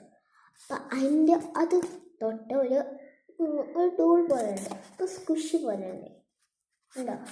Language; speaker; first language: Malayalam; native; Malayalam